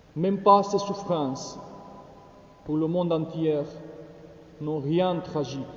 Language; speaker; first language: French; non-native, fluent; Romanian